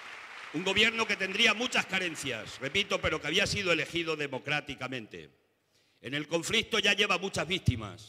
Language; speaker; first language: Spanish; native; Spanish